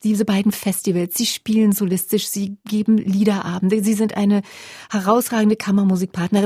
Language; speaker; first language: German; native; German